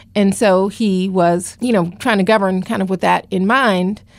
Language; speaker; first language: English; native; English